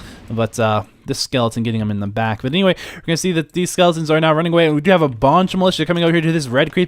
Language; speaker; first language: English; native; English